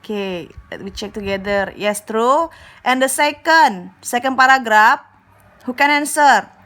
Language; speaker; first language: English; non-native, learner; Indonesian